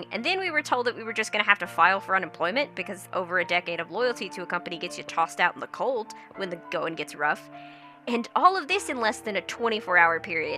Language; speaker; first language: English; native; English